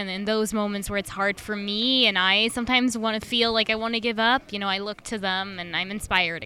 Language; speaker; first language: English; non-native, fluent; French